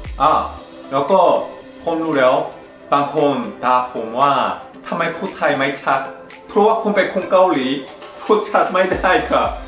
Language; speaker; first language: Thai; non-native, fluent; Korean